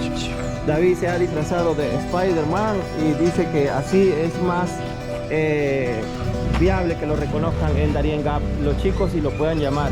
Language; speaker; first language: Spanish; native; Spanish